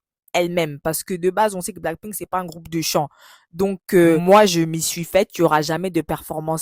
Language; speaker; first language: French; native; French